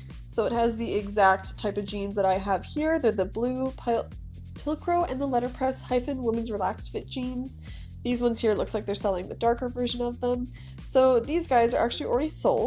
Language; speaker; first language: English; native; English